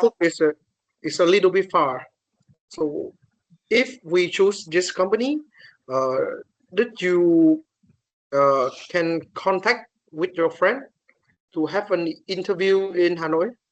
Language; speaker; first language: English; non-native, learner; Vietnamese